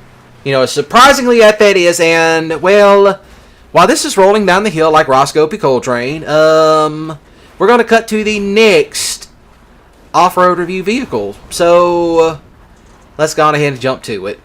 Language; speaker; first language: English; native; English